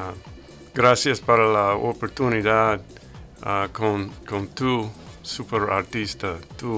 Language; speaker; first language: Spanish; non-native, learner; English